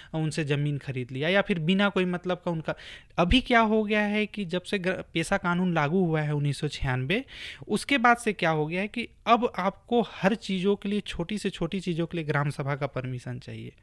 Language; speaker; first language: Hindi; native; Hindi